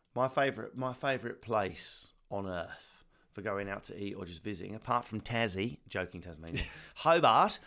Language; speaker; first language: English; native; English